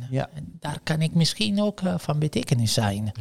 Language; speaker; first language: Dutch; non-native, fluent; Italian